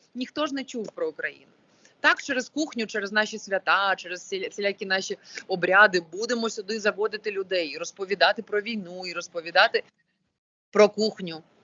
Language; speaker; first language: Ukrainian; non-native, local second language; Russian